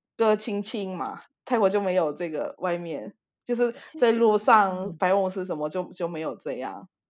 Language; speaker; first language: Chinese; early bilingual, heritage; Chinese